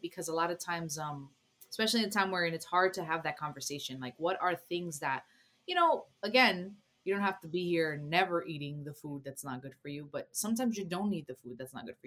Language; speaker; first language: English; early bilingual, other home language; Spanish